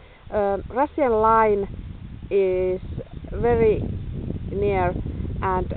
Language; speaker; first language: English; non-native, learner; Finnish